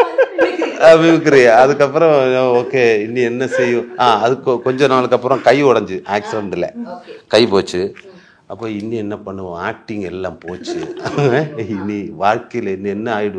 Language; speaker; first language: Tamil; non-native, learner; Malayalam